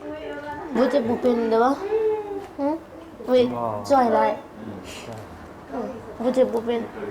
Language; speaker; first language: Korean; non-native, local second language; Lao